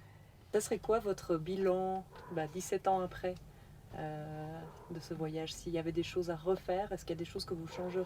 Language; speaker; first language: French; native; French